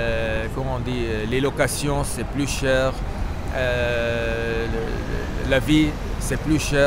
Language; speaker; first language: French; non-native, fluent; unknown